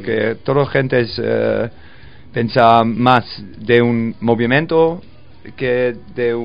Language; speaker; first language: Spanish; non-native, learner; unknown